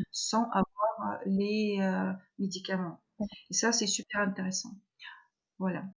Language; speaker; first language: French; non-native, fluent; Russian